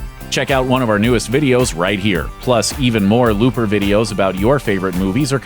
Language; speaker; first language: English; native; English